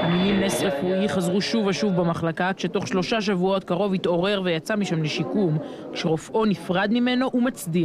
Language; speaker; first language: Hebrew; native; Hebrew